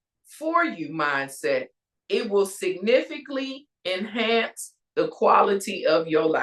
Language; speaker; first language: English; native; English